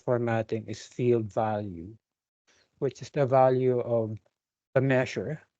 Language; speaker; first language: English; non-native, local second language; Filipino